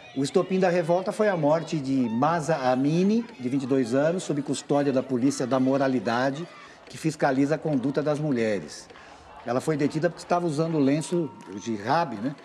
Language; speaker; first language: Portuguese; native; Portuguese